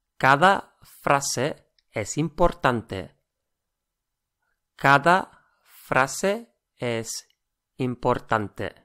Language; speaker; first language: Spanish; non-native, fluent; English